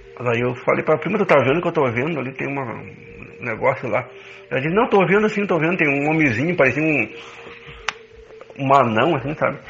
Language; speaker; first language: Portuguese; native; Portuguese